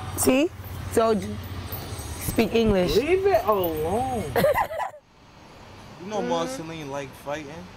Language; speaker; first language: English; native; English